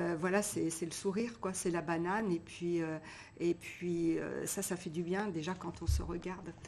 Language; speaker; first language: French; early bilingual, other home language; Portuguese